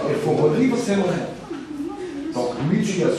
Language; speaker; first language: French; non-native, learner; Portuguese